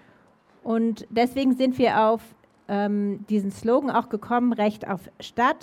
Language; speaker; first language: German; native; German